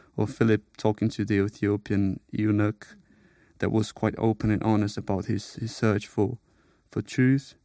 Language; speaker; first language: English; non-native, fluent; Portuguese